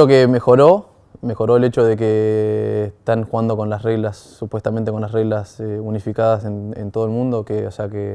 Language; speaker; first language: Spanish; native; Spanish